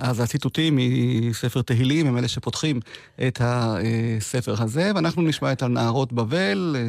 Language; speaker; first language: Hebrew; native; Hebrew